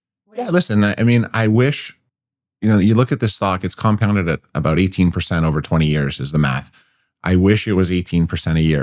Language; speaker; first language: English; native; English